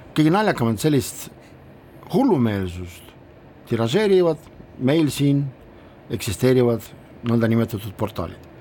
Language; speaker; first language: Estonian; non-native, local second language; Russian